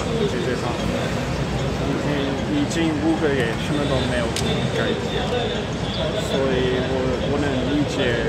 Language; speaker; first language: Chinese; non-native, learner; Italian